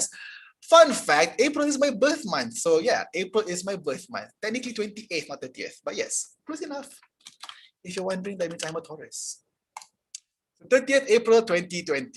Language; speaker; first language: English; non-native, local second language; Malay